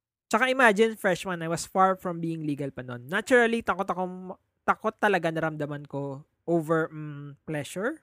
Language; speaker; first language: English; non-native, local second language; Filipino